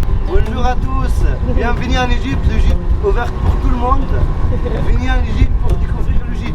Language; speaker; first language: French; non-native, learner; Arabic